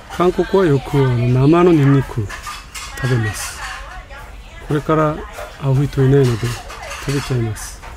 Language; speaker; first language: Japanese; non-native, fluent; Korean